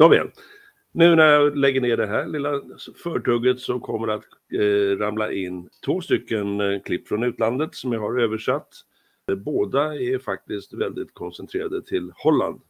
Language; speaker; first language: Swedish; native; Swedish